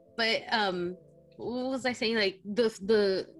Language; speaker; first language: English; non-native, local second language; Filipino